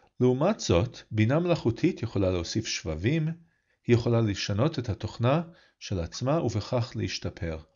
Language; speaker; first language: Hebrew; non-native, fluent; English